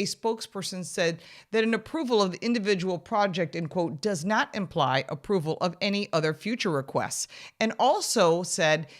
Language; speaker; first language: English; native; English